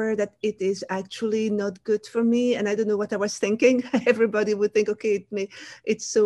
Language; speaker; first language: English; non-native, fluent; French